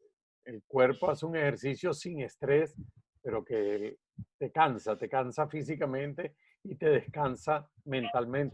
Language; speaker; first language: Spanish; native; Spanish